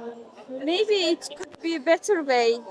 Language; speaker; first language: English; non-native, learner; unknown